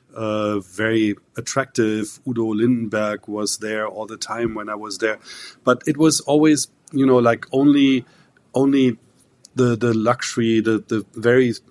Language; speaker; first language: English; non-native, fluent; German